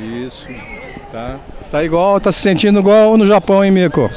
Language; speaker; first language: Portuguese; native; Portuguese